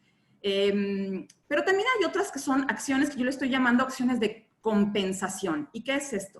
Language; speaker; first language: Spanish; native; Spanish